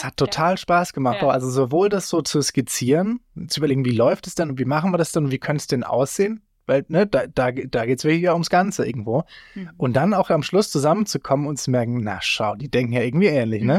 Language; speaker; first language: German; native; German